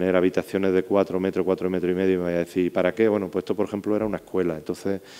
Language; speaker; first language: Spanish; native; Spanish